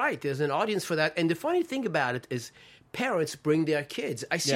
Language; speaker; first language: English; non-native, fluent; French